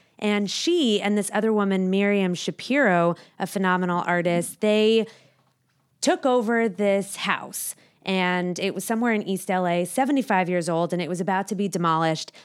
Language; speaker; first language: English; native; English